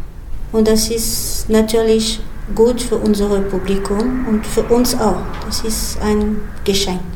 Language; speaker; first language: German; non-native, learner; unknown